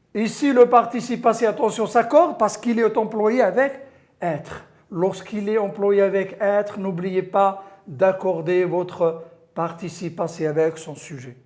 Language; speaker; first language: French; non-native, local second language; Arabic